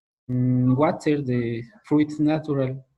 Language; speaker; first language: English; non-native, learner; Spanish